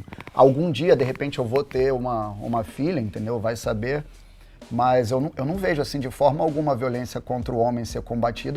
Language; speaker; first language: Portuguese; native; Portuguese